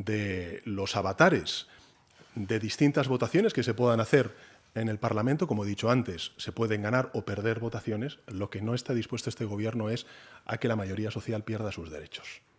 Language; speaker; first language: Spanish; native; Spanish